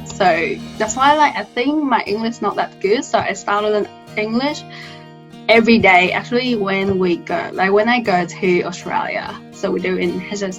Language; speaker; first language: English; non-native, fluent; Vietnamese